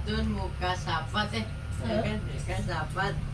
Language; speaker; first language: Arabic; non-native, learner; Sundanese